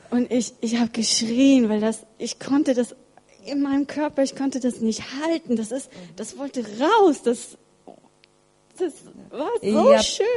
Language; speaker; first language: German; early bilingual, other home language; Russian